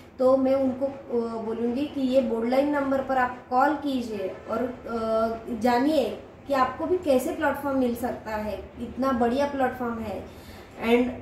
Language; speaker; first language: Hindi; non-native, local second language; Marathi